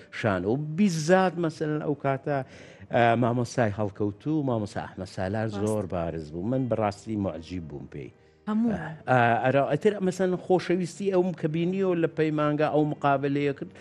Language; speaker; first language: Central Kurdish; native; Central Kurdish